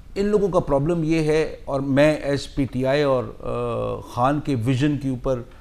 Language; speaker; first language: Urdu; non-native, local second language; Punjabi